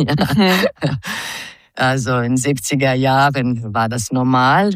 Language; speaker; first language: German; non-native, fluent; Croatian